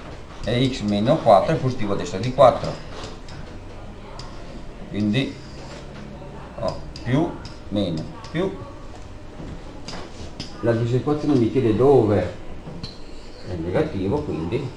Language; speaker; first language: Italian; native; Italian